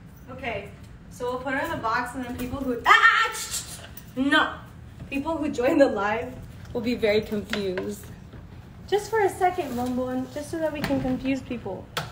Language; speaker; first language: English; early bilingual, other home language; Spanish